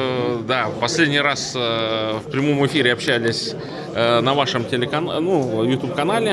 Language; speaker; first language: Russian; native; Russian